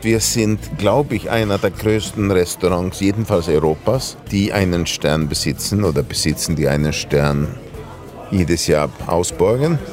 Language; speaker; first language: German; early bilingual, heritage; German